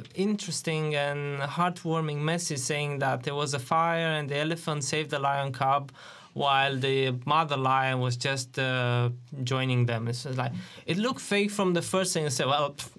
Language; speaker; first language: English; non-native, fluent; Romanian